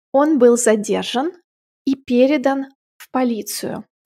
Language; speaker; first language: Russian; native; Russian